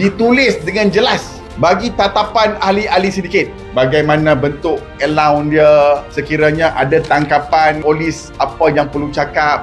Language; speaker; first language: Malay; native; Malay